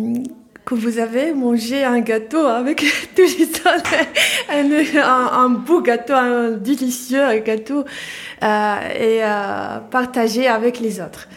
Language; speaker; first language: French; non-native, learner; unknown